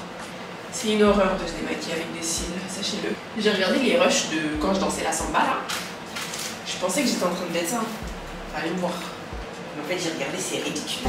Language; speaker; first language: French; native; French